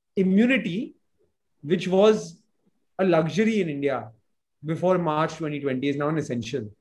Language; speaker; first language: English; non-native, local second language; Hindi